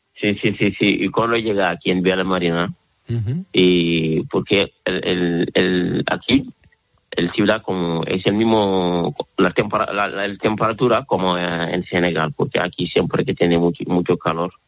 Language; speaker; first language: Spanish; non-native, learner; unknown